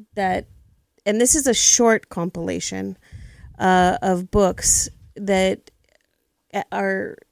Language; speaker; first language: English; early bilingual, other home language; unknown